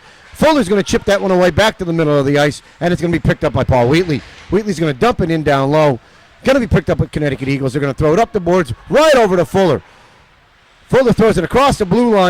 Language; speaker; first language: English; native; English